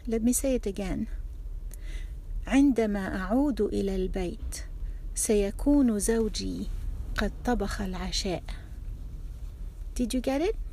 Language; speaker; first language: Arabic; non-native, fluent; English